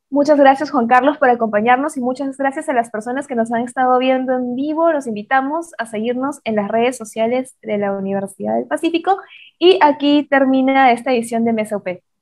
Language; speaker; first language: Spanish; native; Spanish